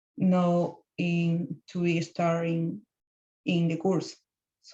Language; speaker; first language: English; non-native, learner; Spanish